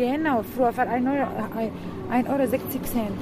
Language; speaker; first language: German; non-native, learner; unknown